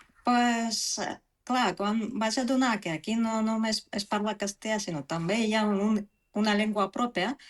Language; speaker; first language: Catalan; non-native, fluent; Russian